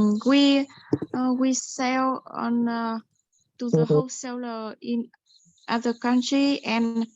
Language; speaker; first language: English; non-native, learner; Vietnamese